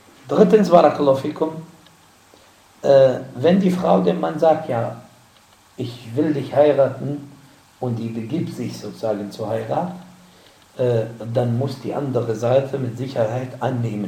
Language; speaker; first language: German; non-native, fluent; Arabic